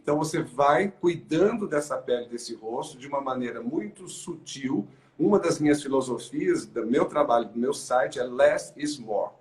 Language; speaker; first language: Portuguese; native; Portuguese